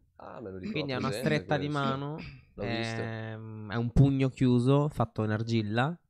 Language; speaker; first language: Italian; native; Italian